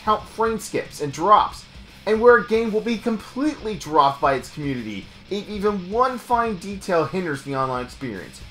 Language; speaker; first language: English; native; English